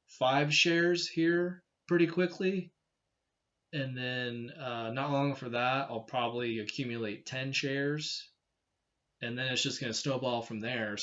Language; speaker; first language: English; native; English